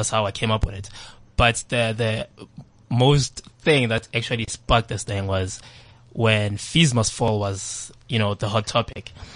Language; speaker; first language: English; non-native, local second language; Zulu